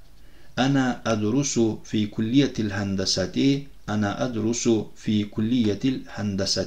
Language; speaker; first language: Arabic; non-native, fluent; Turkish